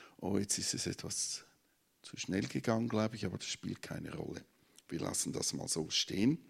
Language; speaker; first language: German; native; German